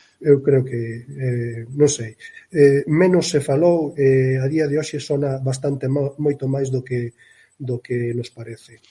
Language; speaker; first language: Galician; native; Galician